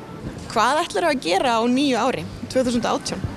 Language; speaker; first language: Icelandic; native; Icelandic